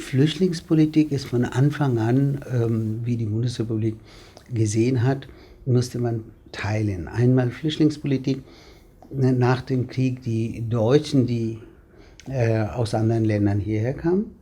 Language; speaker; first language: German; non-native, fluent; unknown